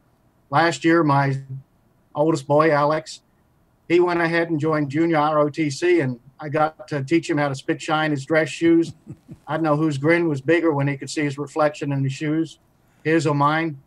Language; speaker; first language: English; native; English